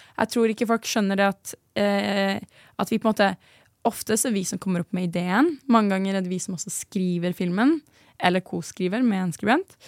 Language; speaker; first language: Norwegian; native; Norwegian